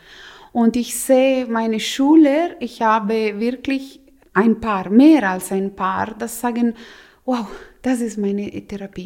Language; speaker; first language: German; non-native, local second language; Italian